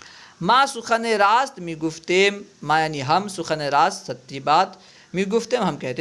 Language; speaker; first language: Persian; non-native, fluent; Urdu